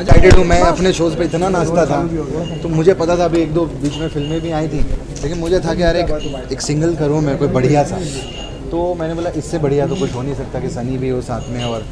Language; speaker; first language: Hindi; native; Hindi